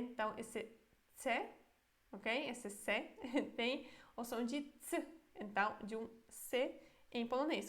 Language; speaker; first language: Portuguese; non-native, fluent; Polish